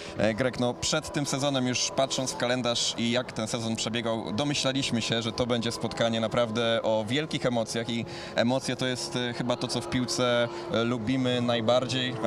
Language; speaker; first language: Polish; native; Polish